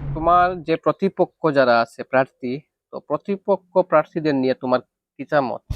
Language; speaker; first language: Bangla; non-native, local second language; Sylheti